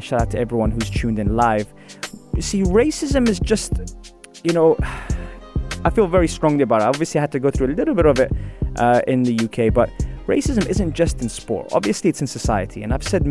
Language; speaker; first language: English; native; English